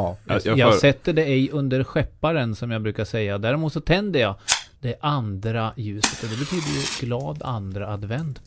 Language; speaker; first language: Swedish; native; Swedish